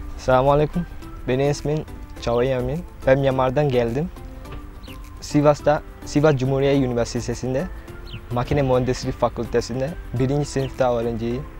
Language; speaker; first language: Turkish; non-native, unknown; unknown